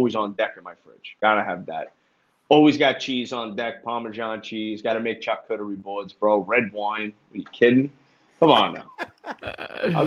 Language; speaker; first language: English; native; English